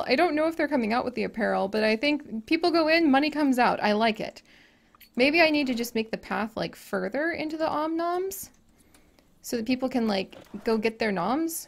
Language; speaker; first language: English; native; English